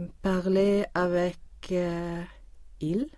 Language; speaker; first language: French; non-native, learner; Swedish